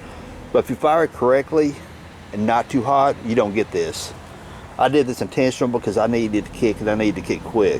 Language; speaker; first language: English; native; English